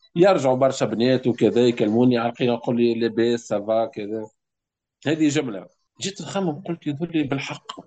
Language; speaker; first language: Arabic; native; Arabic